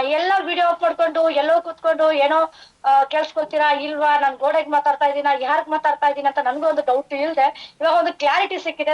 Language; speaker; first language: Kannada; non-native, fluent; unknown